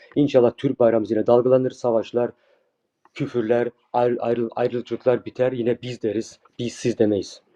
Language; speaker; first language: Turkish; early bilingual, heritage; Turkish